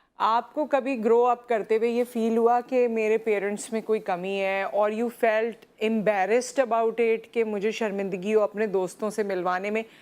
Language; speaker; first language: Urdu; native; Urdu